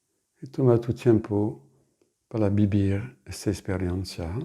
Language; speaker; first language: Spanish; non-native, fluent; French